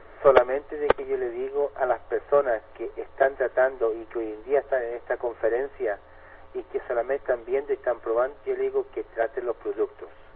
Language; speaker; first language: Spanish; native; Spanish